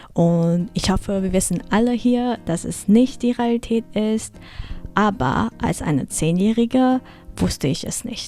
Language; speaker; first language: German; early bilingual, heritage; German